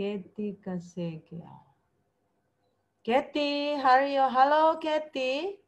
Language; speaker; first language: English; non-native, fluent; Indonesian